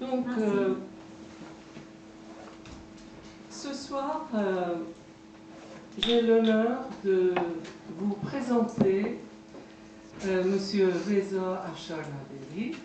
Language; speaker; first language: French; non-native, fluent; Persian